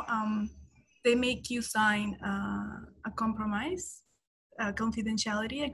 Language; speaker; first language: English; non-native, fluent; Spanish